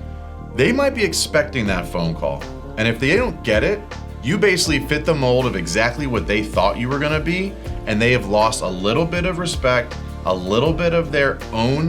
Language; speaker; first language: English; native; English